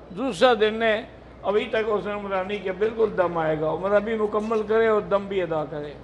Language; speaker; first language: Urdu; early bilingual, heritage; Urdu